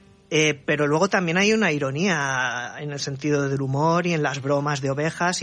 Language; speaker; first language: Spanish; native; Spanish